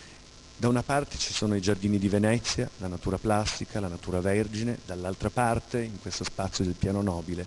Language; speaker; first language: Italian; native; Italian